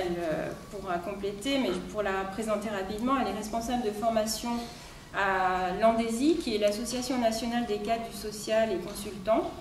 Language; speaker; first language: French; native; French